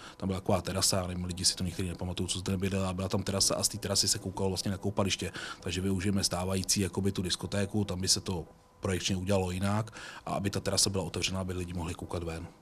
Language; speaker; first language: Czech; native; Czech